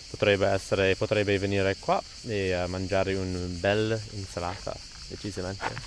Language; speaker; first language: Italian; non-native, fluent; English